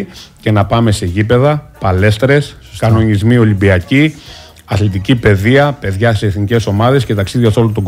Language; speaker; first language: Greek; native; Greek